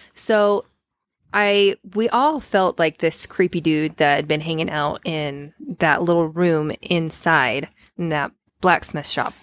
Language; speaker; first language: English; native; English